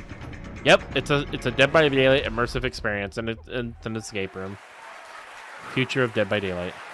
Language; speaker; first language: English; native; English